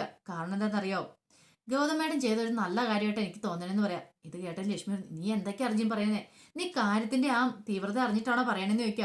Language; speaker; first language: Malayalam; native; Malayalam